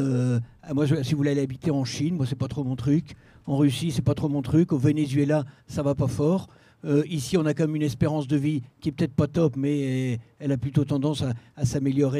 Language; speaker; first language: French; native; French